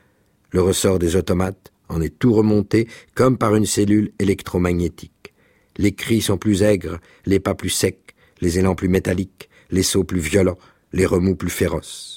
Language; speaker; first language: French; native; French